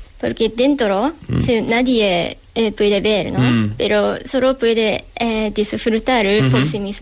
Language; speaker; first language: Spanish; non-native, learner; Japanese